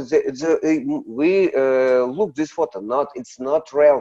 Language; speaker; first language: English; non-native, learner; Russian